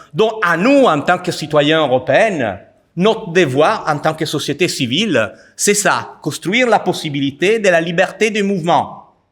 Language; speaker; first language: French; non-native, fluent; Italian